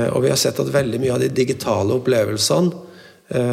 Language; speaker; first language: Norwegian; native; Norwegian